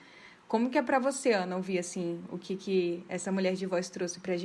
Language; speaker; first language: Portuguese; native; Portuguese